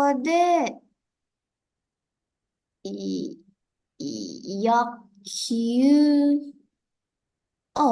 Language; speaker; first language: Japanese; non-native, learner; Indonesian